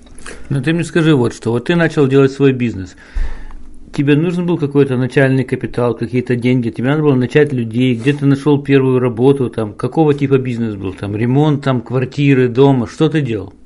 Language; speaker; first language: Russian; native; Russian